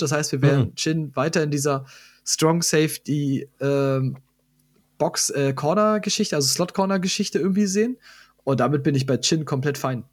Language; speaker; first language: German; native; German